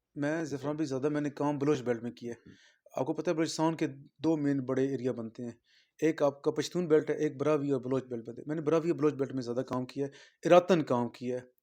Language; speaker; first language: Urdu; non-native, local second language; Punjabi